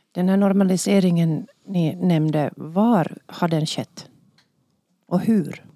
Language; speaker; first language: Swedish; native; Swedish